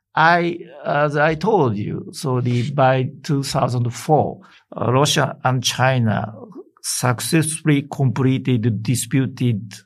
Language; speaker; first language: English; non-native, learner; Japanese